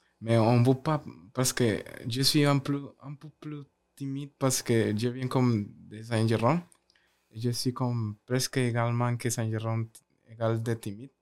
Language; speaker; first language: French; non-native, learner; Spanish